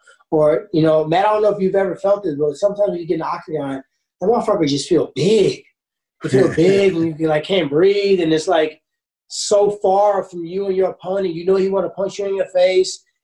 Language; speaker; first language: English; native; English